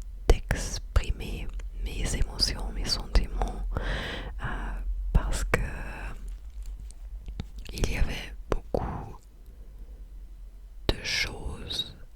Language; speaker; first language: French; non-native, fluent; English